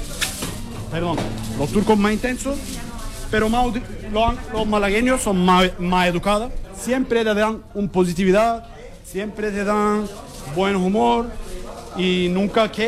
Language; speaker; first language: Spanish; non-native, learner; Turkish